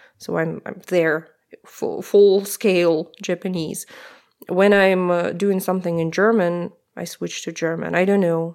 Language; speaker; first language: English; non-native, fluent; Russian